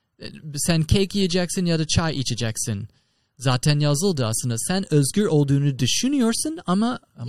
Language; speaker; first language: Turkish; non-native, learner; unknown